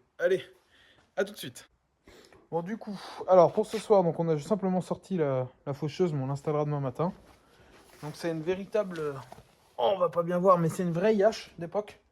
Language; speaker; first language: French; native; French